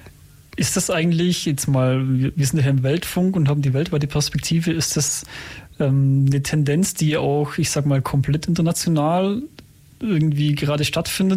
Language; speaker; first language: German; native; German